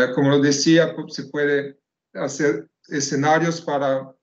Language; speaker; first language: Spanish; non-native, fluent; French